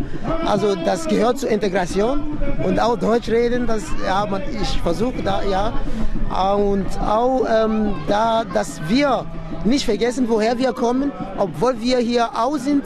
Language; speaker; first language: German; non-native, fluent; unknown